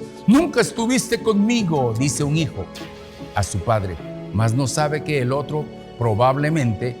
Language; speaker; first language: Spanish; native; Spanish